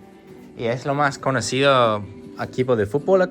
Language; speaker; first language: Spanish; non-native, learner; English